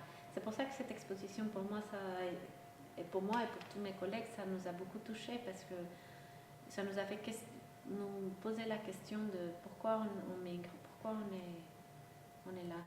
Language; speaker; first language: French; non-native, local second language; Spanish